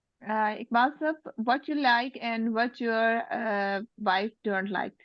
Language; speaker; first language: English; non-native, learner; Urdu